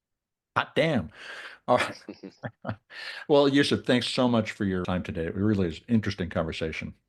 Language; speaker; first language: English; native; English